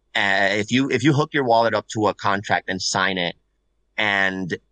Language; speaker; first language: English; non-native, fluent; Spanish